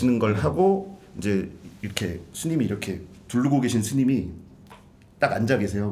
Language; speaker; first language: Korean; native; Korean